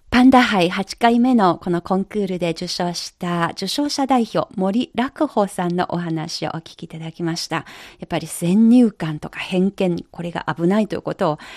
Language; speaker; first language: Japanese; non-native, fluent; Chinese